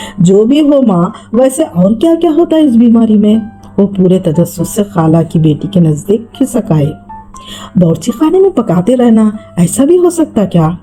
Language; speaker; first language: Urdu; native; Urdu